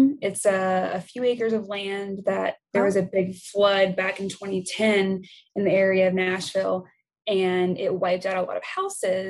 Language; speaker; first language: English; native; English